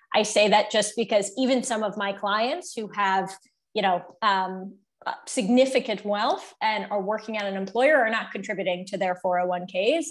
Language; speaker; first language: English; native; English